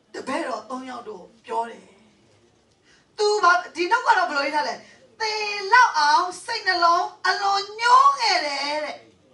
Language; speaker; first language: Burmese; non-native, local second language; Hakha Chin